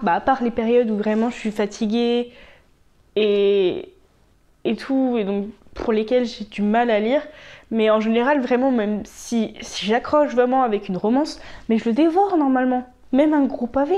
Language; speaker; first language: French; native; French